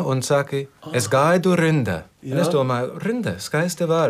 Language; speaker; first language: Latvian; non-native, learner; English